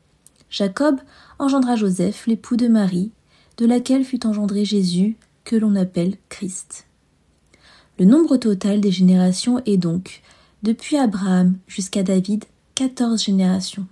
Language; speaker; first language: French; native; French